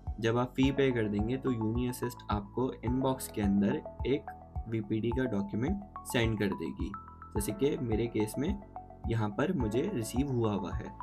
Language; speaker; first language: Urdu; native; Urdu